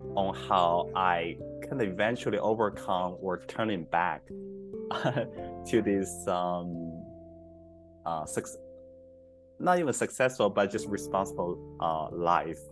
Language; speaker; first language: English; non-native, fluent; Chinese